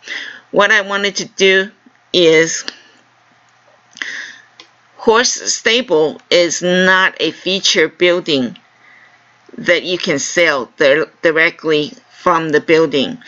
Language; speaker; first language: English; non-native, fluent; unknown